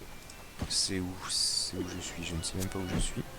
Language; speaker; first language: French; native; French